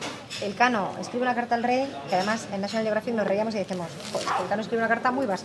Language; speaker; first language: Spanish; native; Spanish